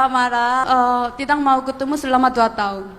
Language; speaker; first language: Indonesian; non-native, fluent; Korean